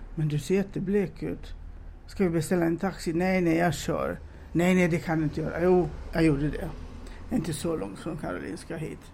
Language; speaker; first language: Swedish; non-native, fluent; Romanian